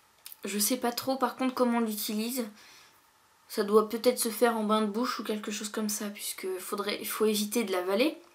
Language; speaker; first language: French; native; French